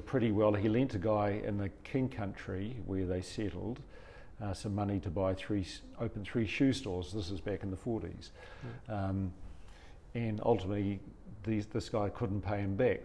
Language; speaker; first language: English; native; English